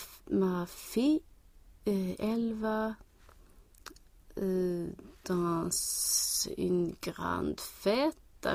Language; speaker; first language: French; non-native, learner; Swedish